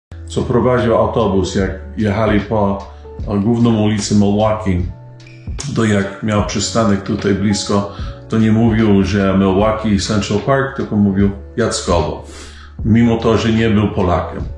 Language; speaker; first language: Polish; early bilingual, heritage; Polish